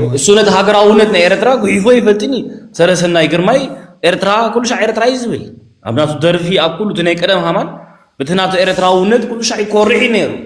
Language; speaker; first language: Tigrinya; early bilingual, heritage; Tigrinya